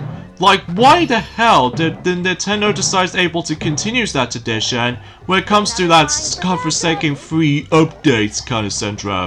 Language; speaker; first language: English; native; English